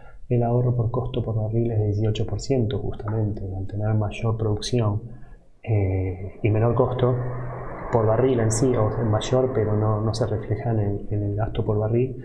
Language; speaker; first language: Spanish; native; Spanish